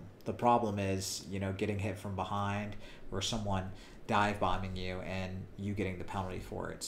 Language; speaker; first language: English; native; English